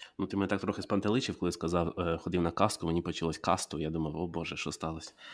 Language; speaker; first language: Ukrainian; native; Ukrainian